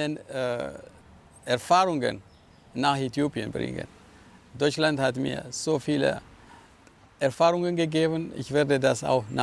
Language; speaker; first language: German; non-native, fluent; Amharic